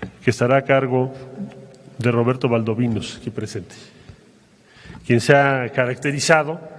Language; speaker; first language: Spanish; native; Spanish